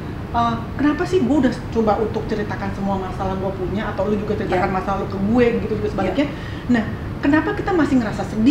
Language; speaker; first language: Indonesian; native; Indonesian